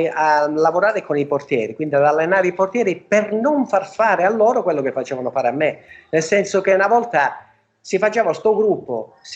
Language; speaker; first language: Italian; native; Italian